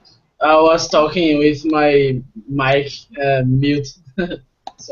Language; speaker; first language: English; non-native, fluent; Portuguese